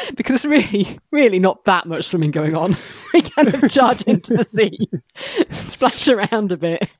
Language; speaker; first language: English; native; English